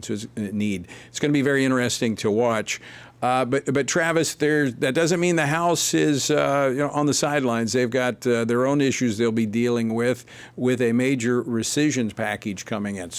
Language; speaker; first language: English; native; English